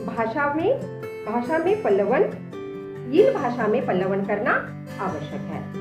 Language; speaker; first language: Hindi; non-native, local second language; Marathi